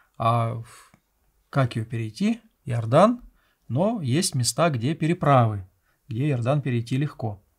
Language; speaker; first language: Russian; native; Russian